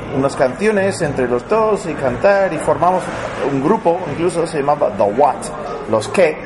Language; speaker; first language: Spanish; non-native, fluent; English